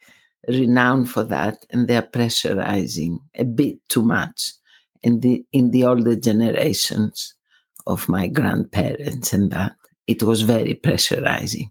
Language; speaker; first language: English; non-native, fluent; Greek